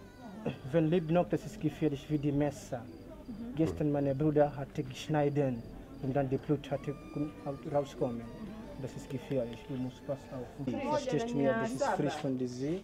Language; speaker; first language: German; non-native, learner; Swahili